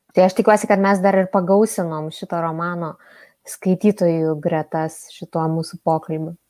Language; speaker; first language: Lithuanian; native; Lithuanian